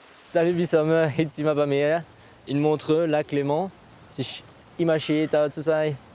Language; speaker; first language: German; non-native, local second language; French